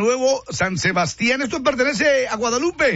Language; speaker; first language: Spanish; native; Spanish